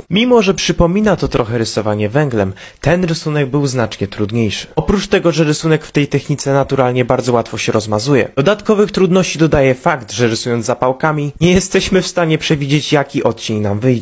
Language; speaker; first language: Polish; native; Polish